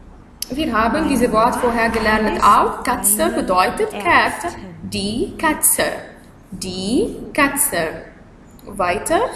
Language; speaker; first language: German; non-native, learner; Arabic